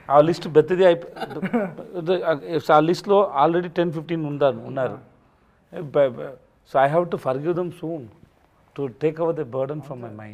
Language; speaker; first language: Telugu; non-native, learner; Tamil